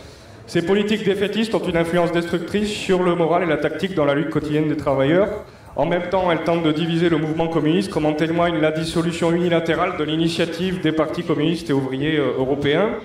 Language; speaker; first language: French; native; French